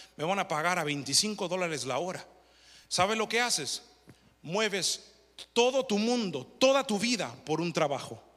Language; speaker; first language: Spanish; early bilingual, heritage; Spanish